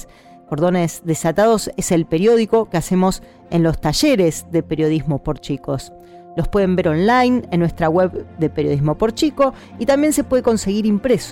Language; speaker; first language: Spanish; native; Spanish